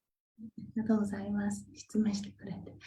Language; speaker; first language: Japanese; non-native, fluent; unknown